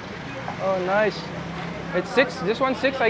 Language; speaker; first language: English; non-native, learner; French